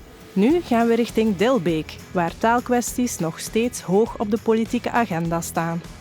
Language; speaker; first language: Dutch; native; Dutch